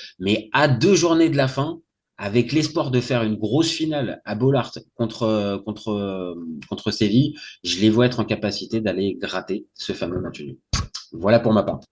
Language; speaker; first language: French; native; French